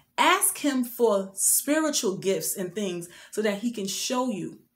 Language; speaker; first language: English; native; English